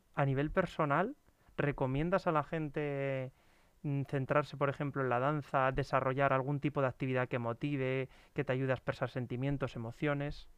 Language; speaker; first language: Spanish; native; Spanish